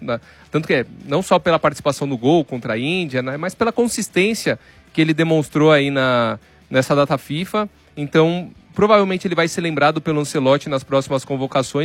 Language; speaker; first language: Portuguese; native; Portuguese